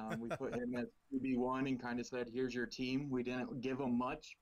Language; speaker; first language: English; native; English